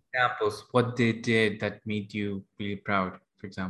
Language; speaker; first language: English; non-native, fluent; Arabic